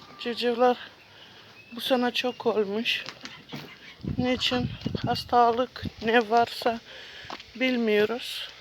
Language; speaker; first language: Turkish; non-native, learner; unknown